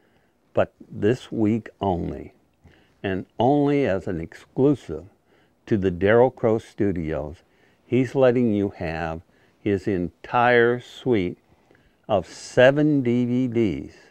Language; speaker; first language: English; native; English